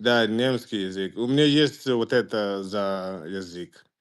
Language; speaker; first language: Russian; non-native, learner; Igbo